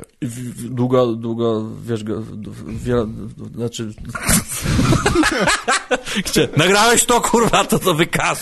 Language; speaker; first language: Polish; native; Polish